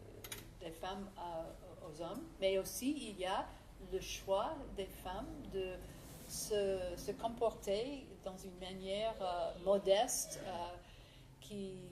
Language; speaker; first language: French; non-native, fluent; English